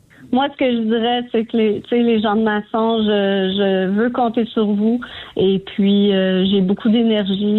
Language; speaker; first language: French; native; French